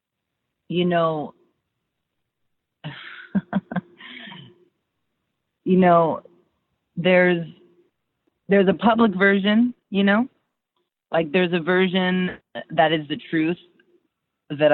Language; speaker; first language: English; native; English